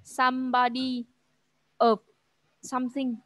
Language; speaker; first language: English; non-native, fluent; Vietnamese